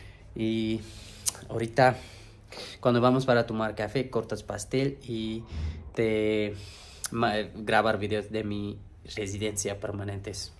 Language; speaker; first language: Spanish; non-native, learner; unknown